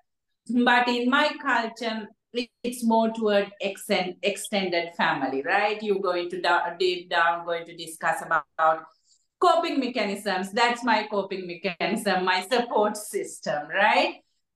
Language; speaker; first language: English; non-native, local second language; Sinhala